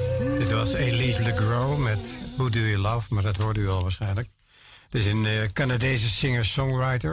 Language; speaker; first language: Dutch; native; Dutch